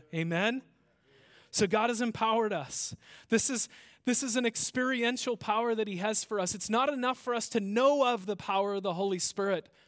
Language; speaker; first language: English; native; English